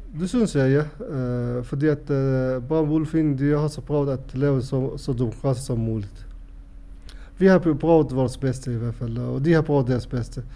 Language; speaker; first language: Danish; non-native, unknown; Arabic